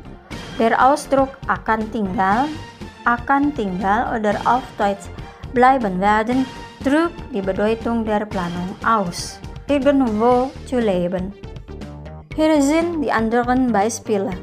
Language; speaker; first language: German; non-native, fluent; Indonesian